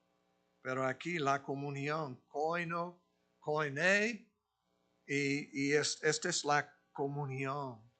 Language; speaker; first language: Spanish; non-native, fluent; English